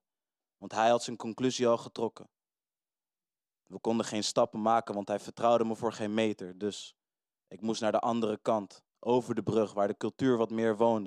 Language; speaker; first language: Dutch; native; Dutch